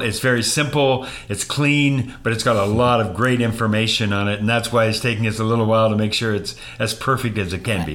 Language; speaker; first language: English; native; English